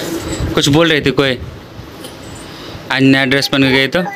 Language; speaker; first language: Hindi; native; Hindi